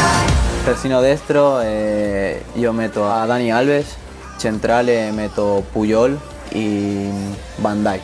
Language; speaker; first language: Italian; non-native, fluent; Spanish